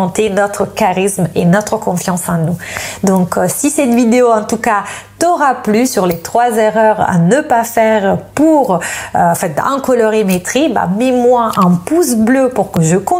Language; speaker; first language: French; non-native, fluent; Italian